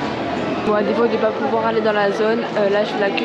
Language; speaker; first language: French; native; French